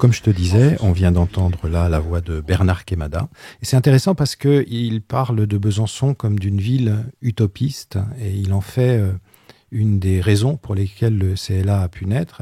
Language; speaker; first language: French; native; French